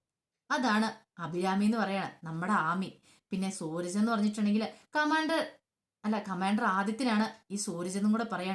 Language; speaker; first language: Malayalam; native; Malayalam